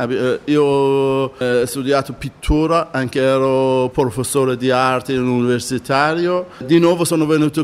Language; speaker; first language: Italian; non-native, learner; Persian